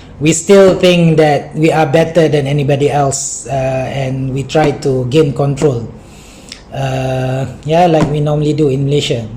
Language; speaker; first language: English; non-native, local second language; Malay